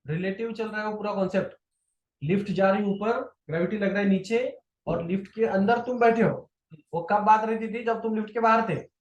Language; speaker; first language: Hindi; non-native, local second language; Marathi